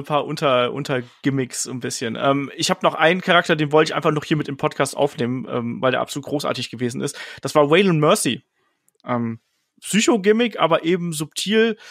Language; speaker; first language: German; native; German